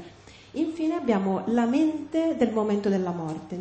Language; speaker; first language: Italian; native; Italian